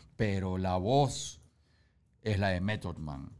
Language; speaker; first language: Spanish; early bilingual, heritage; Spanish